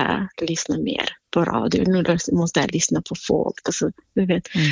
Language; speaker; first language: Swedish; non-native, fluent; Central Kurdish